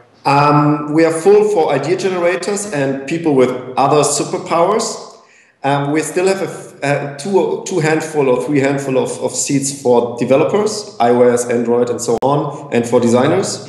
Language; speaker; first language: English; non-native, fluent; German